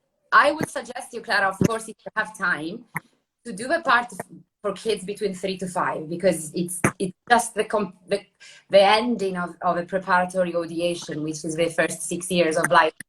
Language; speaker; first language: English; non-native, fluent; Italian